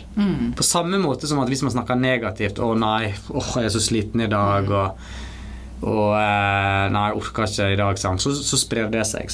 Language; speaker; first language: Norwegian; native; Norwegian